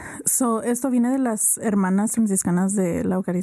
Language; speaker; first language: Spanish; early bilingual, heritage; Spanish